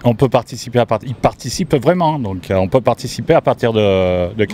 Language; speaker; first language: French; native; French